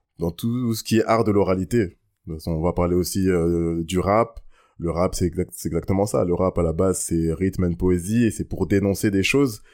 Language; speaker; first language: French; early bilingual, other home language; Lingala